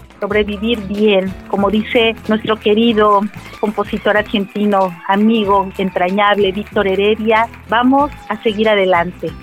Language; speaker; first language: Spanish; native; Spanish